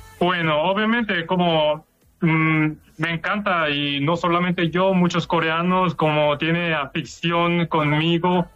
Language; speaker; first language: Spanish; non-native, fluent; Korean